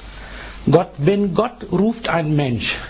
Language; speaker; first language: German; non-native, fluent; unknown